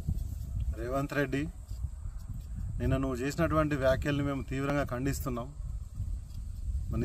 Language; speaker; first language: Telugu; native; Telugu